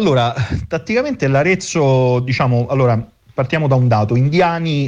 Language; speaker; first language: Italian; native; Italian